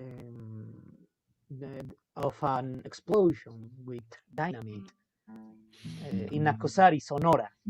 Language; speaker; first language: English; non-native, local second language; Spanish